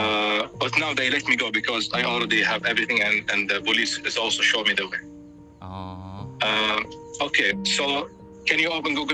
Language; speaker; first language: English; non-native, fluent; Arabic